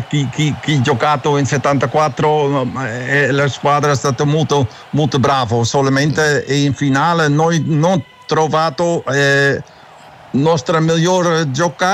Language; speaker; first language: Italian; non-native, learner; Dutch